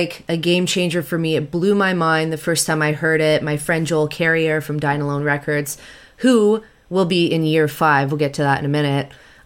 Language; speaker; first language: English; native; English